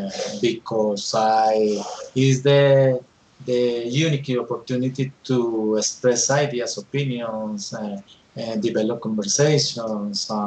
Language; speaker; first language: English; non-native, learner; Spanish